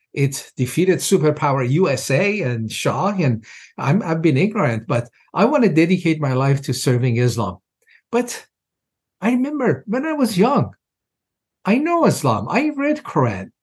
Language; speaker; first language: English; non-native, fluent; Persian